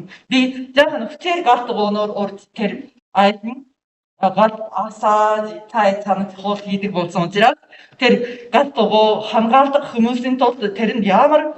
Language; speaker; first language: Mongolian; non-native, learner; Japanese